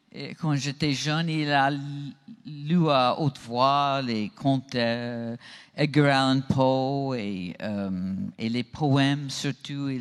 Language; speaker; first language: French; non-native, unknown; English